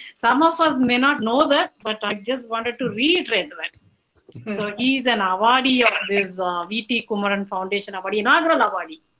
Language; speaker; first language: English; non-native, local second language; Tamil